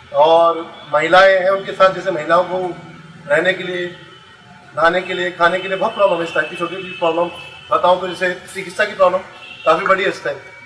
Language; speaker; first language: Hindi; native; Hindi